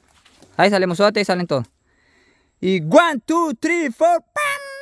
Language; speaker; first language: Spanish; native; Spanish